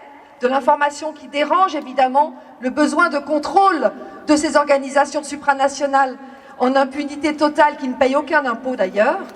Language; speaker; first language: French; native; French